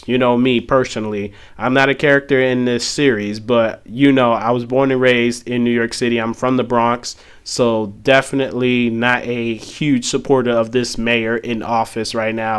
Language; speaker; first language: English; native; English